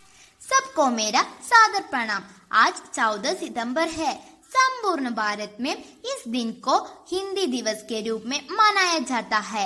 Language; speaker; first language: Hindi; non-native, local second language; Malayalam